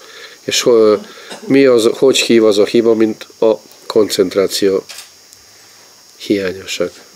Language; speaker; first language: Hungarian; non-native, fluent; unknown